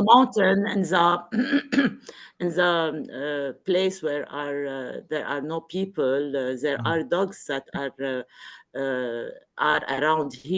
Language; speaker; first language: English; non-native, learner; Arabic